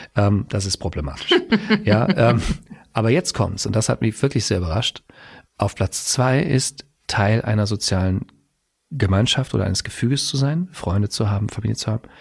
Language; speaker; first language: German; native; German